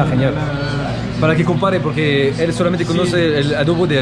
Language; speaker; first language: Spanish; non-native, fluent; French